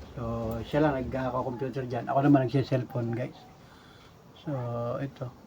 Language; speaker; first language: Filipino; native; Filipino